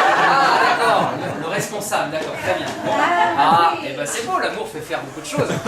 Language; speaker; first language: French; native; French